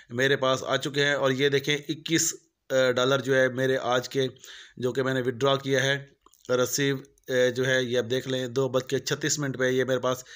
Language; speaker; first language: Urdu; non-native, local second language; Punjabi